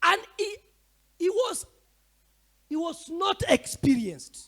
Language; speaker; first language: English; non-native, local second language; Swahili